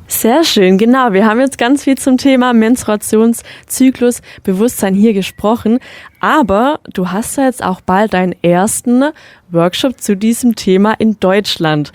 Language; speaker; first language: German; native; German